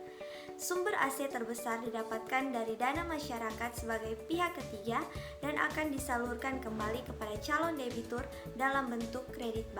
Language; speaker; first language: Indonesian; native; Indonesian